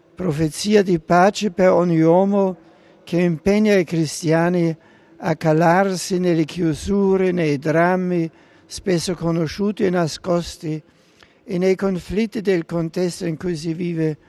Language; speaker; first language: Italian; non-native, fluent; German